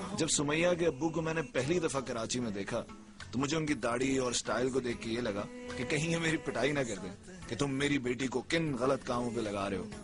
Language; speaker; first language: Urdu; native; Urdu